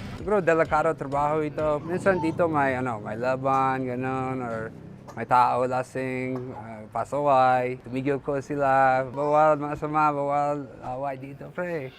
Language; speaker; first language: Filipino; non-native, learner; English